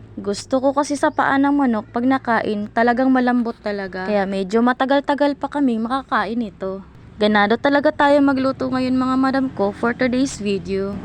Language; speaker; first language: Filipino; non-native, local second language; Cebuano